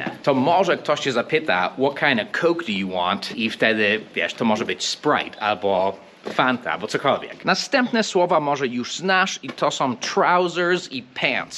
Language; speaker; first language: Polish; non-native, fluent; English